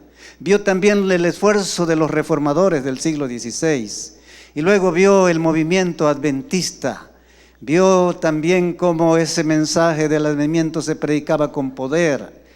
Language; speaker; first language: Spanish; native; Spanish